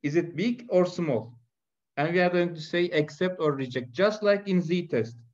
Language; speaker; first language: English; non-native, fluent; Turkish